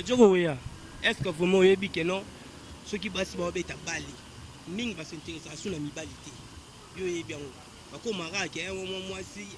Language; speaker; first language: Lingala; native; Lingala